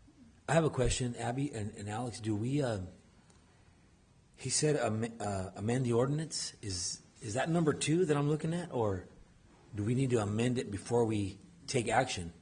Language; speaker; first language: English; native; English